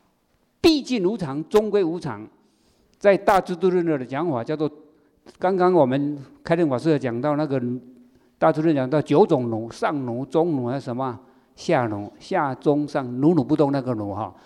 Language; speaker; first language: Chinese; native; Chinese